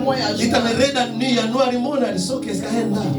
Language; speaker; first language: Swedish; non-native, fluent; Lingala